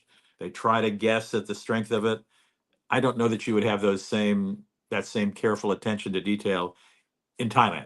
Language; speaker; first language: English; native; English